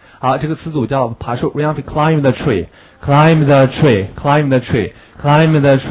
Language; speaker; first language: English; non-native, fluent; Chinese